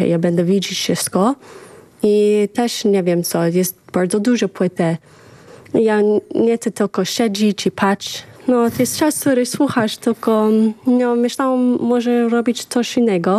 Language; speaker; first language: Polish; early bilingual, heritage; English